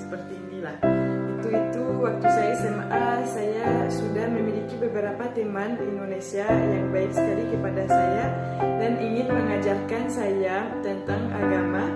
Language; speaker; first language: Indonesian; non-native, fluent; French